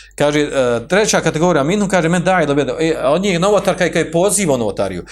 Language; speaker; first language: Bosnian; native; Bosnian